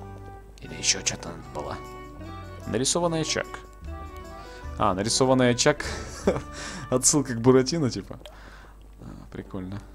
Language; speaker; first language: Russian; native; Russian